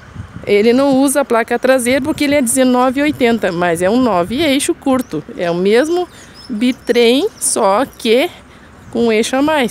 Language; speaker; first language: Portuguese; native; Portuguese